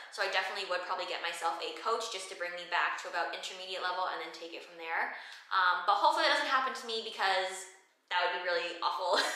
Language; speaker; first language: English; native; English